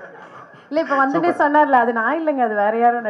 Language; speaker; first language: Tamil; native; Tamil